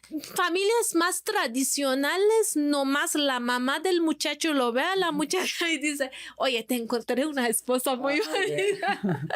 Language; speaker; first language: Spanish; non-native, fluent; Persian